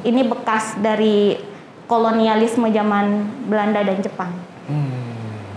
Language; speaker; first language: Indonesian; native; Indonesian